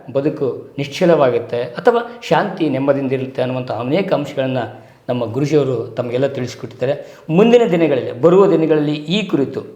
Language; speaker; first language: Kannada; native; Kannada